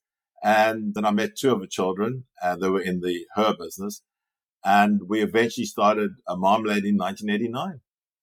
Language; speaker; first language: English; native; English